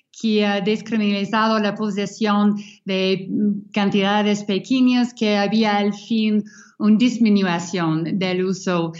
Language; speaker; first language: Spanish; non-native, fluent; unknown